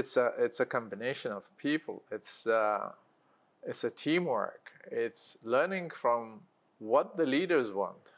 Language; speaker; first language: English; non-native, local second language; Arabic